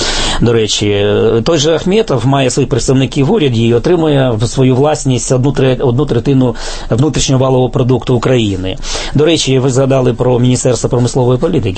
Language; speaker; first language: Ukrainian; native; Ukrainian